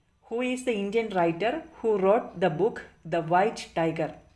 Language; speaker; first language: English; non-native, local second language; Malayalam